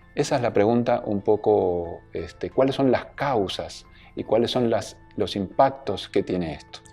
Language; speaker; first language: Spanish; native; Spanish